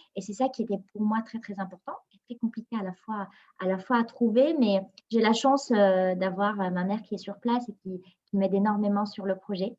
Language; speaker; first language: French; non-native, local second language; Arabic